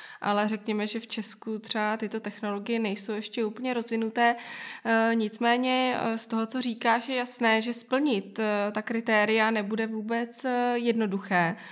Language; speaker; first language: Czech; native; Czech